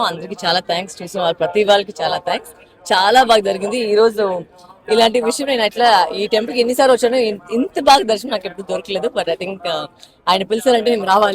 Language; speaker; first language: Telugu; non-native, learner; Tamil